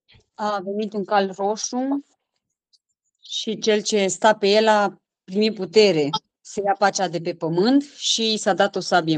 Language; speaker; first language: Romanian; native; Romanian